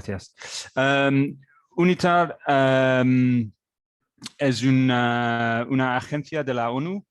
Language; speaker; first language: Spanish; non-native, learner; English